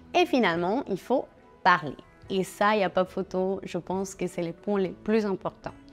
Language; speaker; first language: French; non-native, fluent; Spanish